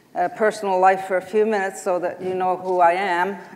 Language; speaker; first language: English; native; English